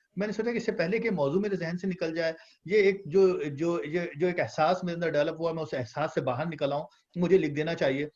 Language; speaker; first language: Urdu; native; Urdu